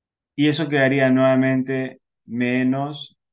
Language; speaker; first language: Spanish; native; Spanish